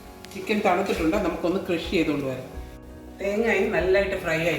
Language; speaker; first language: Malayalam; native; Malayalam